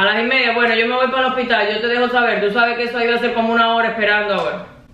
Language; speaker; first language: Spanish; native; Spanish